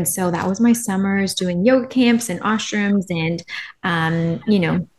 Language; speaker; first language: English; native; English